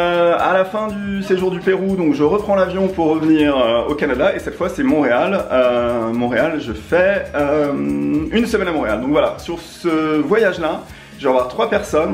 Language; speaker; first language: French; native; French